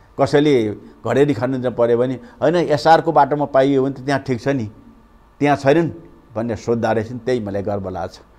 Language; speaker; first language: Nepali; native; Nepali